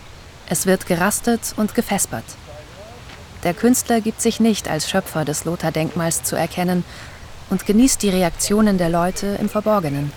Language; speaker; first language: German; native; German